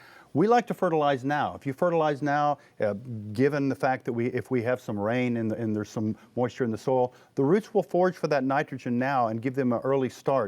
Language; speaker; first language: English; native; English